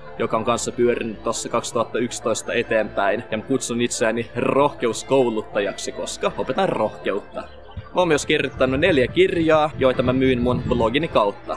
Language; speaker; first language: Finnish; early bilingual, other home language; Russian